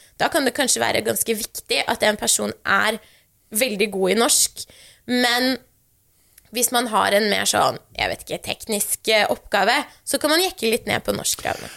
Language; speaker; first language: Norwegian; early bilingual, other home language; Persian